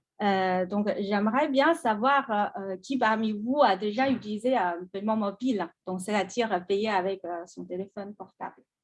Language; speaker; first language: French; non-native, fluent; Chinese